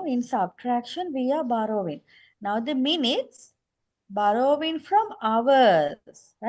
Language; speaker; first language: English; non-native, local second language; Sinhala